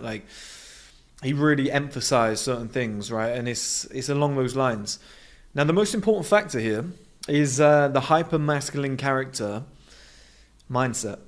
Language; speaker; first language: English; native; English